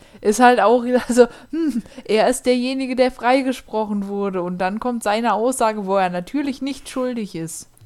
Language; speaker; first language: German; native; German